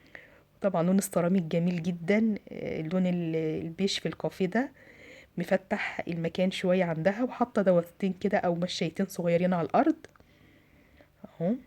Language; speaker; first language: Arabic; native; Arabic